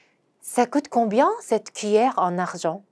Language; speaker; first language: French; non-native, fluent; Korean